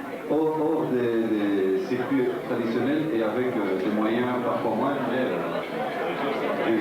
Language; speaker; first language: French; native; French